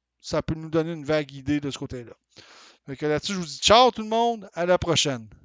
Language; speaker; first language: French; native; French